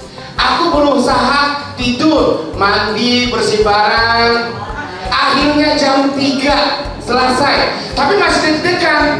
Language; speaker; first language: Indonesian; non-native, fluent; Japanese